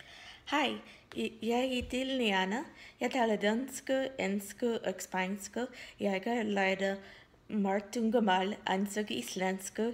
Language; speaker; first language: Icelandic; non-native, learner; English